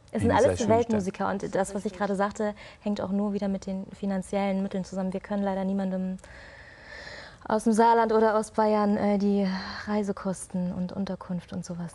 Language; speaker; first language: German; native; German